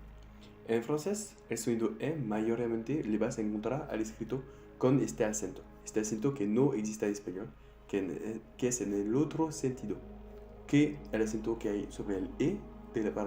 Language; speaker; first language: Spanish; non-native, fluent; French